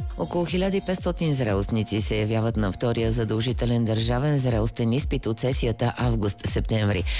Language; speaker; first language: Bulgarian; native; Bulgarian